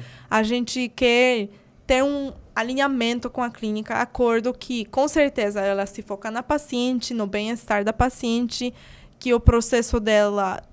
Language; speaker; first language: Portuguese; non-native, fluent; Polish